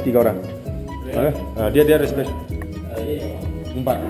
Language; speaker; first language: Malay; non-native, local second language; Cantonese